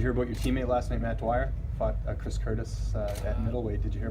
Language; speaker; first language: English; native; English